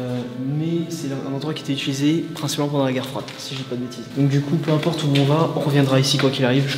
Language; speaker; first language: French; native; French